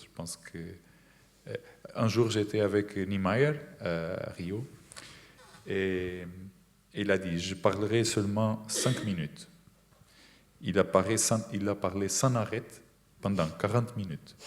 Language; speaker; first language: French; non-native, fluent; Portuguese